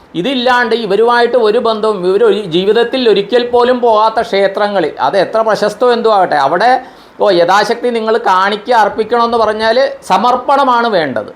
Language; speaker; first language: Malayalam; non-native, local second language; Konkani